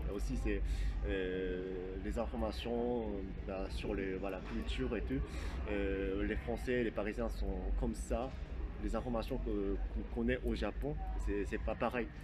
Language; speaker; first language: French; non-native, fluent; Japanese